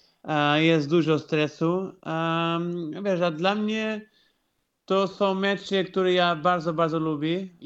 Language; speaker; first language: Polish; non-native, fluent; Portuguese